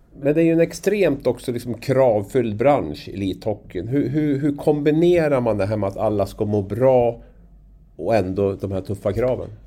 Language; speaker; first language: Swedish; native; Swedish